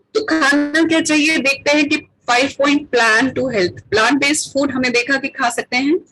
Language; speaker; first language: Hindi; native; Hindi